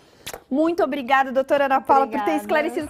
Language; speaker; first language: Portuguese; native; Portuguese